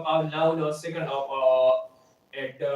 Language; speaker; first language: English; non-native, learner; Pashto